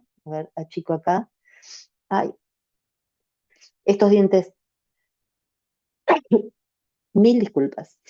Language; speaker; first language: Spanish; native; Spanish